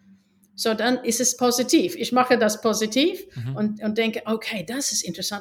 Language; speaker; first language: German; non-native, fluent; English